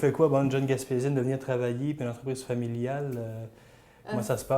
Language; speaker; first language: French; native; French